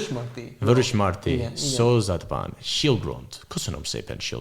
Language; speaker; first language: Hungarian; non-native, learner; English